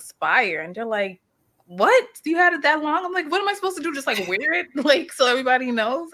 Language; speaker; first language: English; native; English